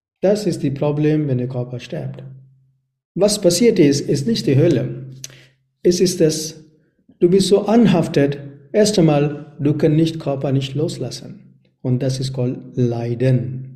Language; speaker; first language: German; non-native, learner; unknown